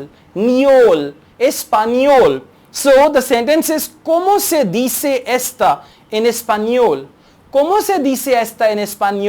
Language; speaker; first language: Spanish; non-native, learner; Urdu